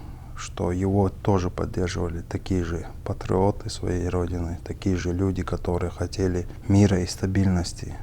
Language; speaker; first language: Russian; non-native, local second language; Chechen